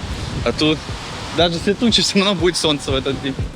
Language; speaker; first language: Russian; native; Russian